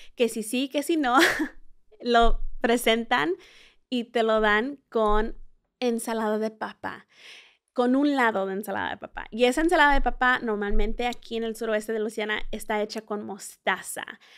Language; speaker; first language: Spanish; early bilingual, heritage; Spanish